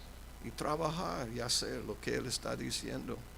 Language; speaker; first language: Spanish; non-native, fluent; English